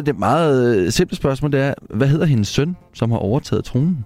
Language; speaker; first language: Danish; native; Danish